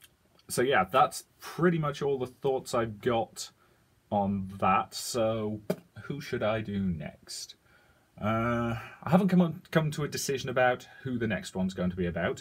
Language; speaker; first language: English; native; English